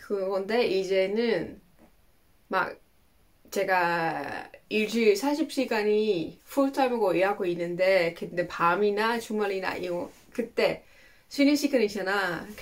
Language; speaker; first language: Korean; non-native, learner; Dutch